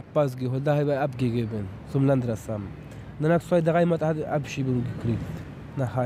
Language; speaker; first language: German; non-native, learner; Pashto